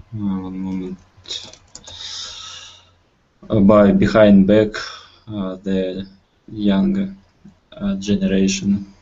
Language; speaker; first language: English; non-native, learner; Russian